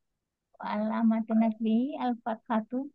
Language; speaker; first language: Arabic; non-native, learner; Indonesian